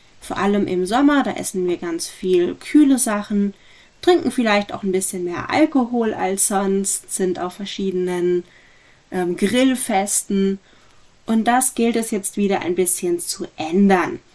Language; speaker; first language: German; native; German